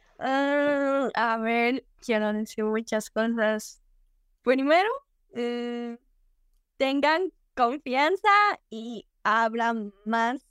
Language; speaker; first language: Spanish; non-native, learner; Japanese